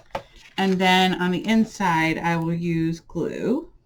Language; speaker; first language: English; native; English